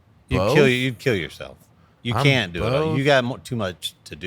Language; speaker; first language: English; native; English